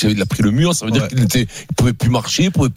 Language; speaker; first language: French; native; French